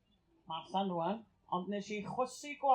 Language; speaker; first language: Welsh; native; Welsh